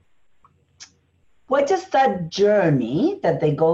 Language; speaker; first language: English; non-native, fluent; Spanish